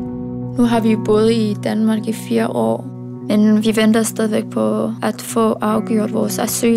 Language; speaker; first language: Danish; early bilingual, other home language; Persian